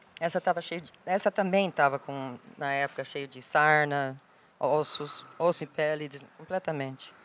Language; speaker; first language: Portuguese; non-native, fluent; English